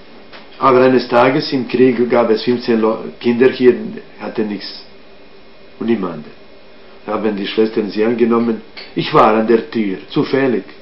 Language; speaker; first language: German; non-native, fluent; Croatian